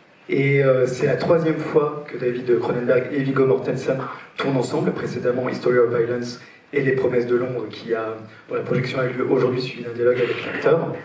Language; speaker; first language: French; native; French